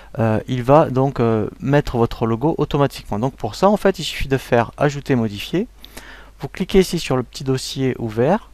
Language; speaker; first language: French; native; French